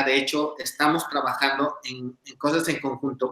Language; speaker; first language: Spanish; native; Spanish